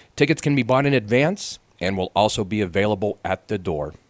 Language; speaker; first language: English; native; English